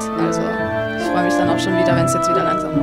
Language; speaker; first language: German; native; German